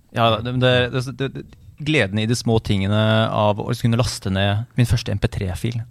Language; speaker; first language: Norwegian; native; Norwegian